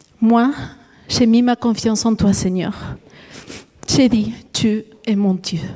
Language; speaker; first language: French; non-native, fluent; Spanish